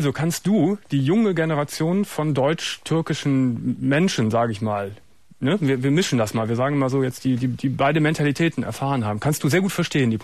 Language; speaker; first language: German; native; German